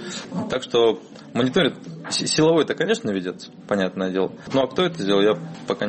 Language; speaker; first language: Russian; native; Russian